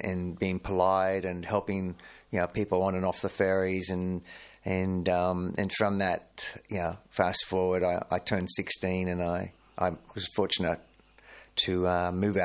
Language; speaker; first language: English; native; English